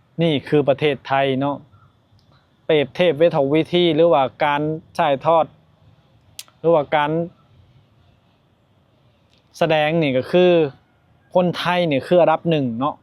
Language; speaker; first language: Thai; non-native, local second language; Lao